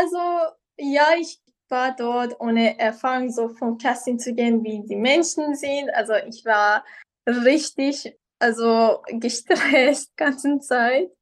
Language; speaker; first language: German; non-native, fluent; Persian